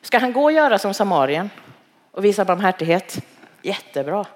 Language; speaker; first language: Swedish; early bilingual, other home language; Cantonese